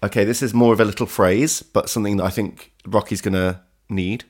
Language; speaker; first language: English; native; English